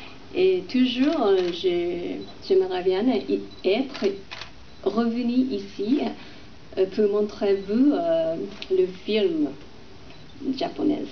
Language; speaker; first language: French; non-native, learner; Japanese